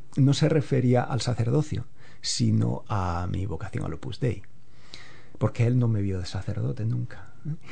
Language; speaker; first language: Spanish; native; Spanish